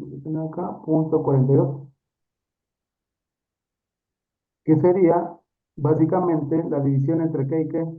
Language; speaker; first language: Spanish; native; Spanish